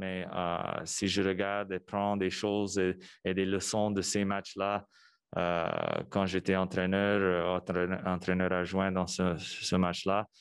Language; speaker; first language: French; non-native, local second language; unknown